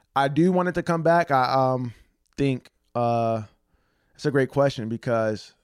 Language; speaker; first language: English; native; English